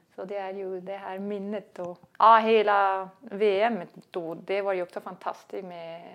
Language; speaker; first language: Swedish; non-native, fluent; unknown